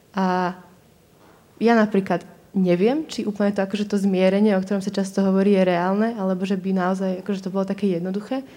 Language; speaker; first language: Slovak; non-native, local second language; Hungarian